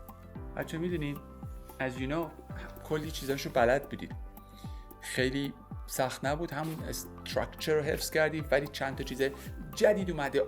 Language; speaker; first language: Persian; native; Persian